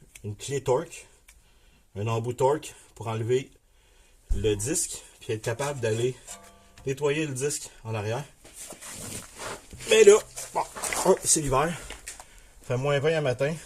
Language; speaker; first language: French; native; French